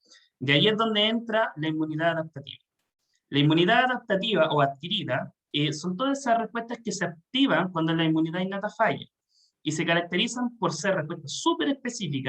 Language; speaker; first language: Spanish; native; Spanish